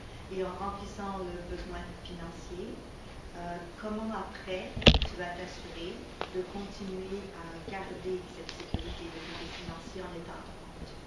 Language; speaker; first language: French; native; French